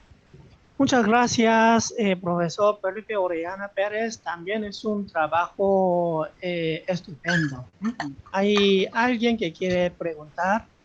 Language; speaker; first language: Spanish; non-native, fluent; Korean